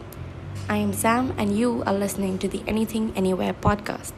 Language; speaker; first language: English; non-native, local second language; Hindi